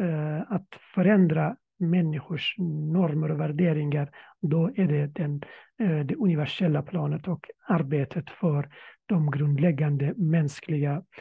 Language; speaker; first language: Swedish; non-native, fluent; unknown